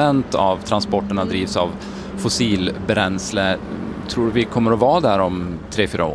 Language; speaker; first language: Swedish; native; Swedish